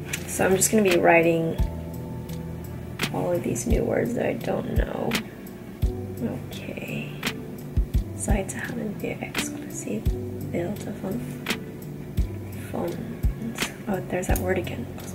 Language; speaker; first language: English; native; English